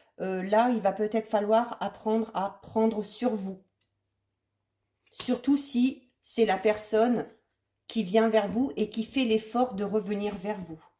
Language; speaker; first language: French; native; French